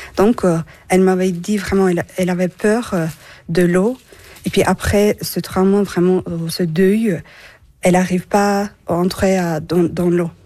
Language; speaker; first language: French; non-native, learner; Turkish